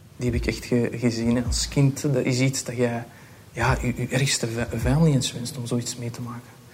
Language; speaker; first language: Dutch; early bilingual, other home language; Pashto